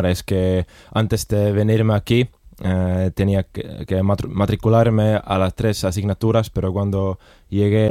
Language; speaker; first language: Spanish; non-native, fluent; Estonian